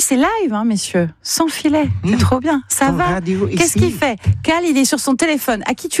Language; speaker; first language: French; native; French